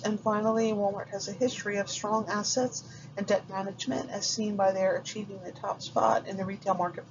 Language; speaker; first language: English; native; English